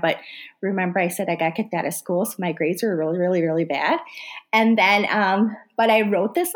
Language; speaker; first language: English; early bilingual, other home language; Korean